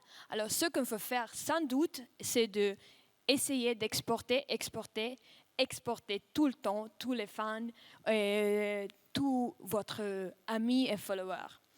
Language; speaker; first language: French; non-native, fluent; Russian